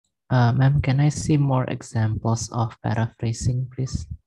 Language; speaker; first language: English; non-native, learner; Indonesian